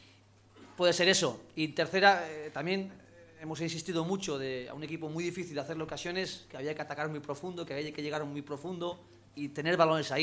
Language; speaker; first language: Spanish; native; Spanish